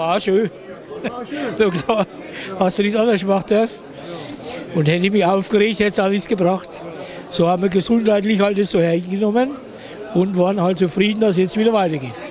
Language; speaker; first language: German; native; German